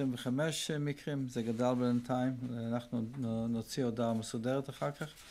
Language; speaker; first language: Hebrew; non-native, fluent; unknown